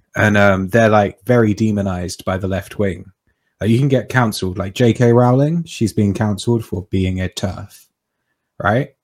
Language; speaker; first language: English; native; English